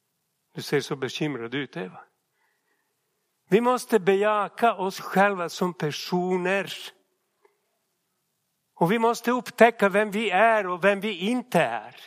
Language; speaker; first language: Swedish; non-native, fluent; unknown